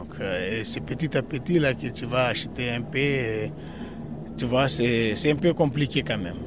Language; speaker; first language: French; non-native, local second language; Tamasheq